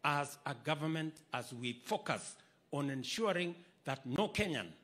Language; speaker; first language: English; non-native, local second language; Swahili